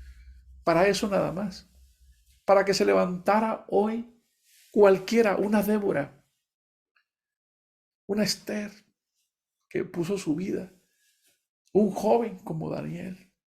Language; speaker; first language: Spanish; native; Spanish